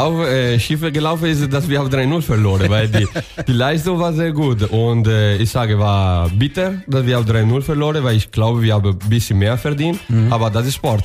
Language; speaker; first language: German; non-native, learner; Italian